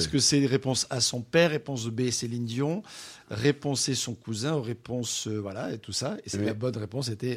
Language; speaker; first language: French; native; French